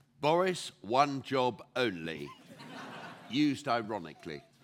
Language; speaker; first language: English; native; English